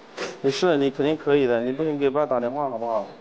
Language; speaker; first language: Chinese; native; Chinese